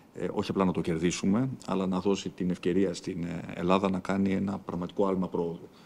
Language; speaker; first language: Greek; native; Greek